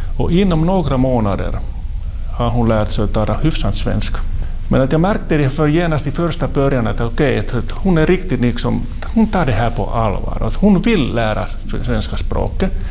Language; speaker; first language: Swedish; non-native, local second language; Finnish